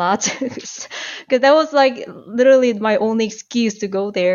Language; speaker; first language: English; non-native, fluent; Korean